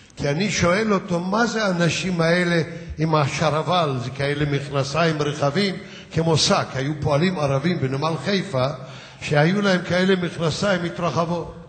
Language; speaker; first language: Hebrew; early bilingual, other home language; Yiddish